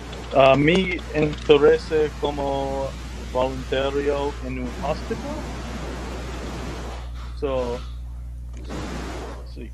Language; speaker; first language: Spanish; non-native, learner; English